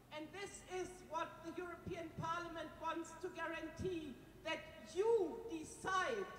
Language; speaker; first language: English; non-native, fluent; German